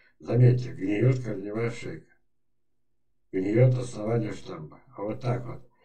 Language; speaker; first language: Russian; native; Russian